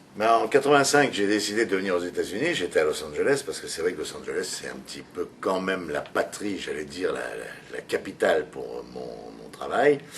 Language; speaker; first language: French; native; French